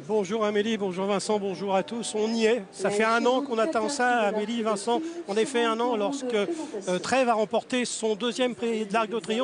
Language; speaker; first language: French; native; French